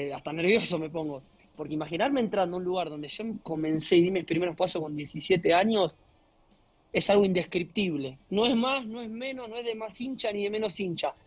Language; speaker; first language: Spanish; native; Spanish